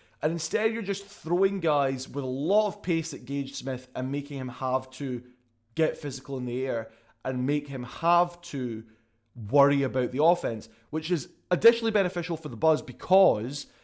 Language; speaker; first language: English; native; English